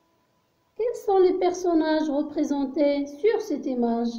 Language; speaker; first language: French; non-native, local second language; Arabic